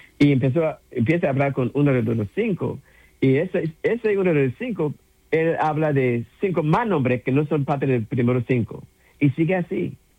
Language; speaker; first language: Spanish; non-native, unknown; English